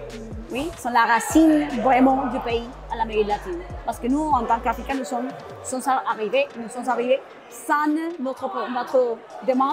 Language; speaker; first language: French; non-native, learner; Spanish